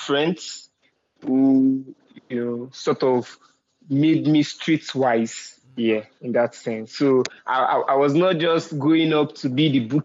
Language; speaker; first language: English; non-native, local second language; Yoruba